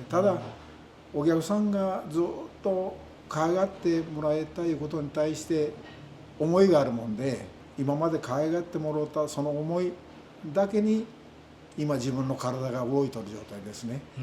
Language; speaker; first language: Japanese; native; Japanese